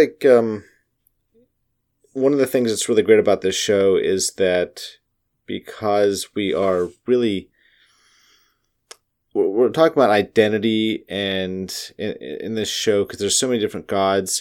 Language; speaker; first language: English; native; English